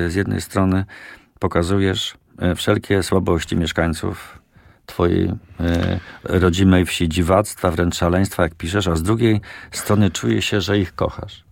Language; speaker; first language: Polish; native; Polish